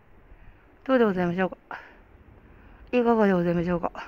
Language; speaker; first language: Japanese; native; Japanese